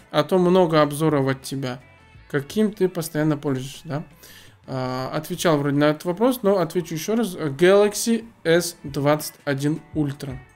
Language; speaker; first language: Russian; early bilingual, other home language; Azerbaijani